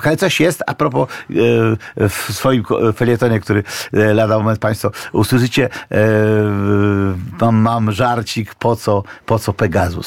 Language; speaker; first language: Polish; native; Polish